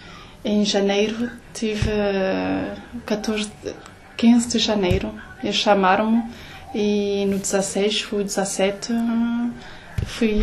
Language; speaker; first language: Portuguese; early bilingual, heritage; Portuguese